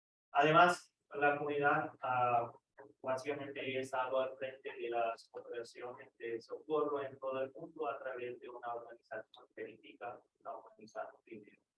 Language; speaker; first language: Spanish; non-native, fluent; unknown